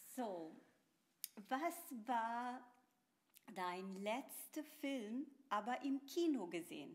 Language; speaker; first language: German; non-native, fluent; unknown